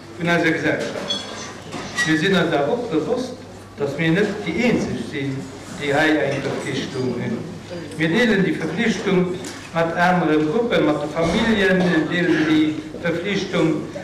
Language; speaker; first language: German; non-native, local second language; Luxembourgish